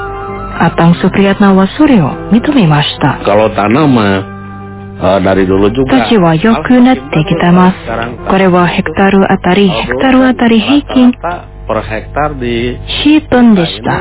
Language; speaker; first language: Japanese; non-native, fluent; Indonesian